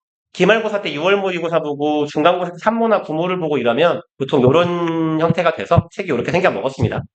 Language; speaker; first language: Korean; native; Korean